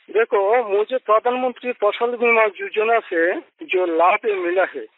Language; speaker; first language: Hindi; non-native, local second language; Bangla